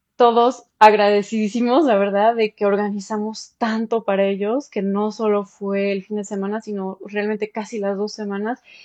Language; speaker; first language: Spanish; early bilingual, heritage; Spanish